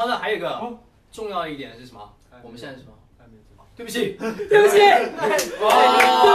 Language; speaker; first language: Chinese; native; Chinese